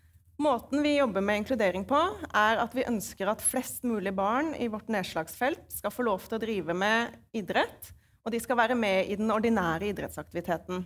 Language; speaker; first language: Norwegian; native; Norwegian